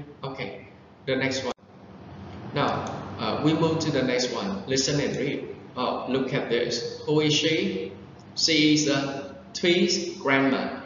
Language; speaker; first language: English; non-native, fluent; Vietnamese